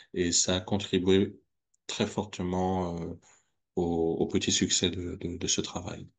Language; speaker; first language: French; native; French